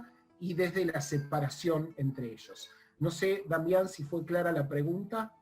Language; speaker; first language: Spanish; native; Spanish